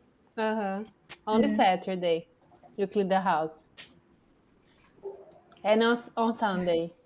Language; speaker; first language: English; non-native, fluent; Portuguese